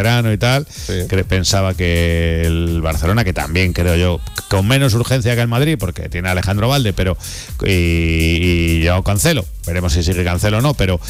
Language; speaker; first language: Spanish; native; Spanish